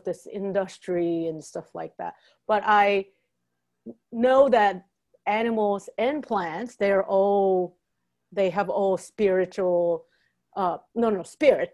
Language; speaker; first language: English; non-native, fluent; Japanese